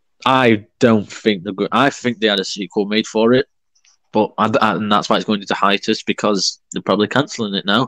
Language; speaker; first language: English; native; English